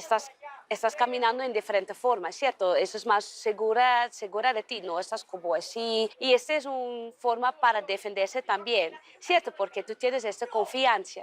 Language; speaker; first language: Spanish; early bilingual, heritage; Dutch